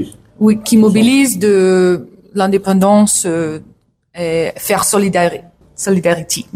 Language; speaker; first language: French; non-native, learner; English